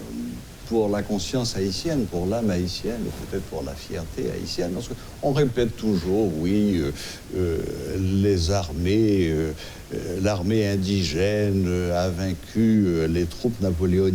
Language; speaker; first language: French; non-native, local second language; Haitian Creole